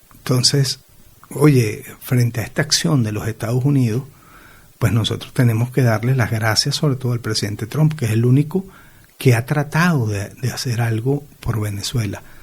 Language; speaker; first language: Spanish; native; Spanish